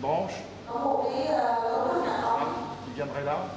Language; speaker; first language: French; native; French